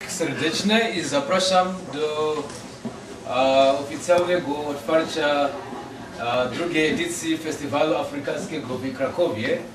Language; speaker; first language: Polish; non-native, learner; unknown